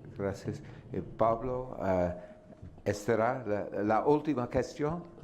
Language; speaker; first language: Spanish; non-native, learner; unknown